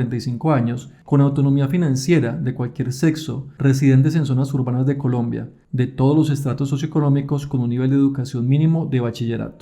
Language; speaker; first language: Spanish; native; Spanish